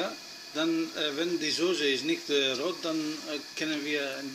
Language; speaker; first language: German; non-native, learner; Greek